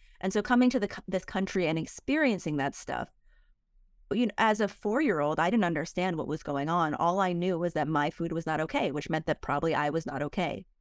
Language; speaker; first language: English; early bilingual, other home language; Korean